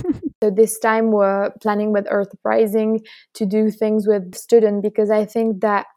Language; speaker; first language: English; non-native, fluent; French